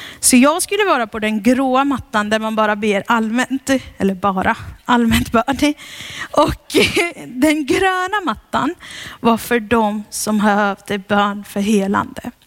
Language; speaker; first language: Swedish; early bilingual, heritage; Swedish